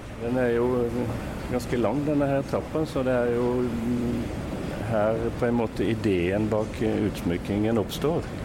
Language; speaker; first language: Norwegian; native; Norwegian